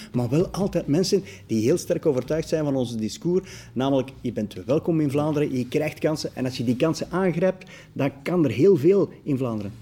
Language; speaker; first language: Dutch; native; Dutch